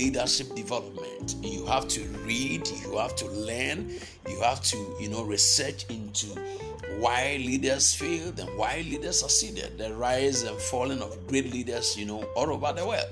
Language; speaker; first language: English; non-native, local second language; Akan